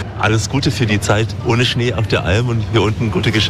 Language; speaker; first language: German; native; German